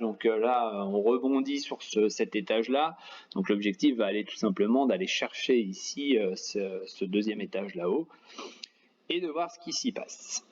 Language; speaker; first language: French; native; French